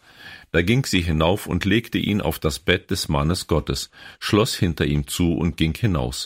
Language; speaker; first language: German; native; German